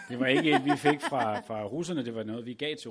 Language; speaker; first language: Danish; native; Danish